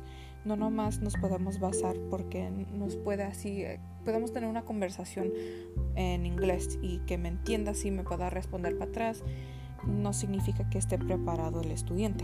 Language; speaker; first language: Spanish; early bilingual, heritage; Spanish